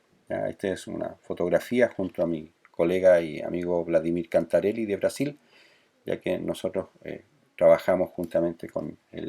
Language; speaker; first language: Spanish; native; Spanish